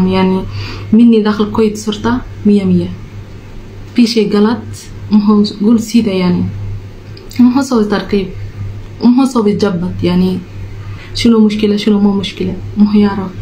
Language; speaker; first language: Arabic; non-native, learner; Telugu